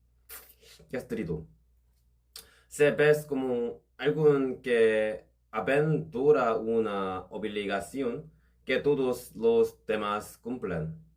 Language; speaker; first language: Spanish; non-native, learner; Korean